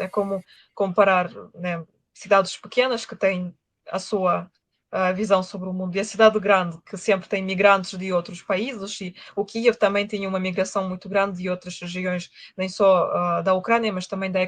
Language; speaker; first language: Portuguese; non-native, fluent; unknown